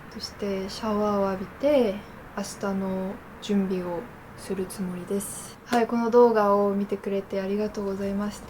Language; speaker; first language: Japanese; non-native, learner; French